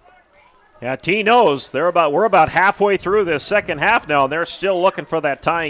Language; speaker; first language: English; native; English